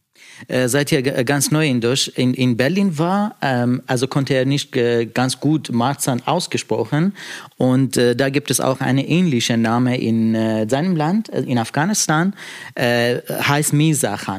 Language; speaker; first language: German; non-native, fluent; Persian